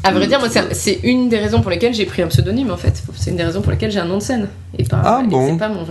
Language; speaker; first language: French; native; French